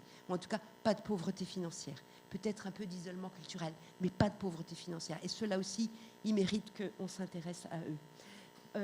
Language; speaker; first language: French; native; French